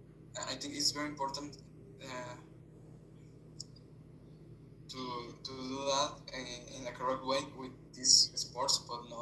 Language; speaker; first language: English; non-native, fluent; Spanish